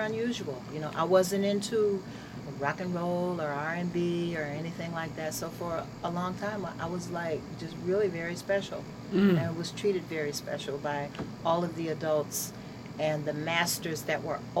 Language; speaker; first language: English; native; English